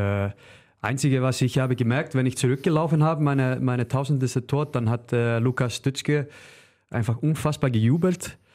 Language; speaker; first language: German; non-native, learner; Icelandic